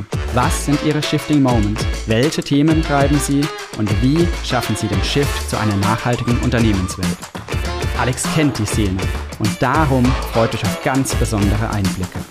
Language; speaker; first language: German; native; German